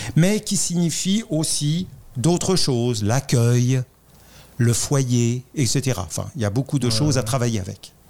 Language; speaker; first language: French; native; French